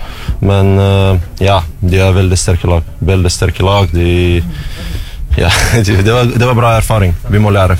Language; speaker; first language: Norwegian; non-native, learner; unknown